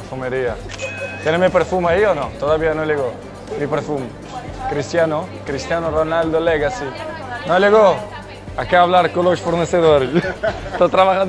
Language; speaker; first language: Spanish; non-native, fluent; Portuguese